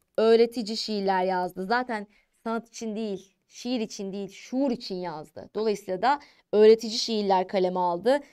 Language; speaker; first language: Turkish; native; Turkish